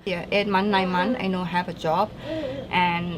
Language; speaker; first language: English; non-native, learner; Thai